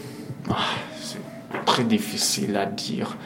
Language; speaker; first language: French; non-native, fluent; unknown